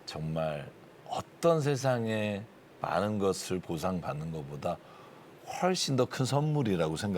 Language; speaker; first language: Korean; native; Korean